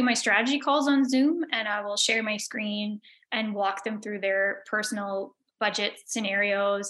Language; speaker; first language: English; native; English